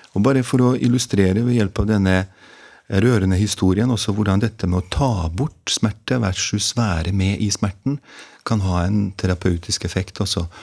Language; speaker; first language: Norwegian; non-native, fluent; Bosnian